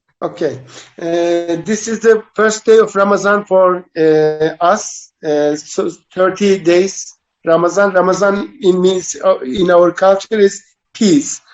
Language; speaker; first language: English; non-native, fluent; Turkish